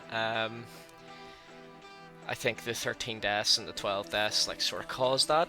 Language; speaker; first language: English; native; English